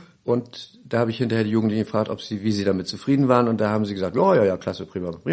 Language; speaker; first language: German; native; German